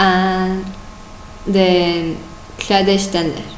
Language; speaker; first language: German; non-native, learner; Spanish